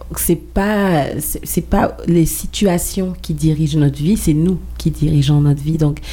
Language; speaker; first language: French; native; French